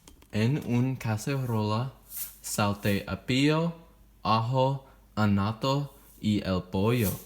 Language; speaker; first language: Spanish; non-native, learner; English